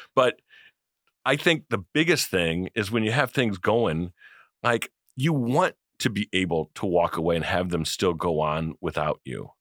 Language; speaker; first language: English; native; English